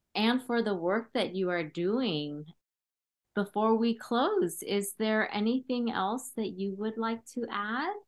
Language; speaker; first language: English; early bilingual, other home language; Khmer